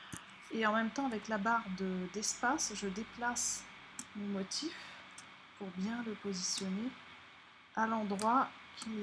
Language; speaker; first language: French; native; French